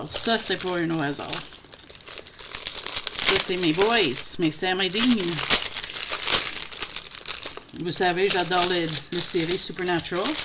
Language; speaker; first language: French; native; French